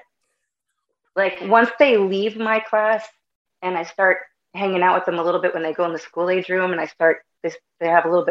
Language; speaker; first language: English; native; English